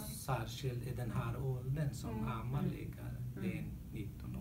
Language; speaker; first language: Swedish; non-native, learner; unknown